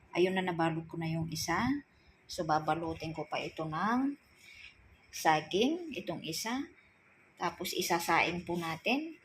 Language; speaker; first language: Filipino; non-native, local second language; Iloko